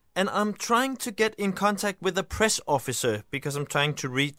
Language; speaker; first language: English; non-native, fluent; Danish